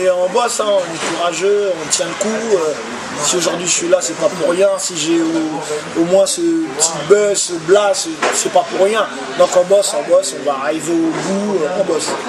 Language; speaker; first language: French; early bilingual, other home language; Lingala